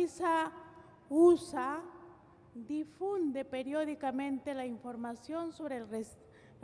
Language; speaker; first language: Spanish; native; Spanish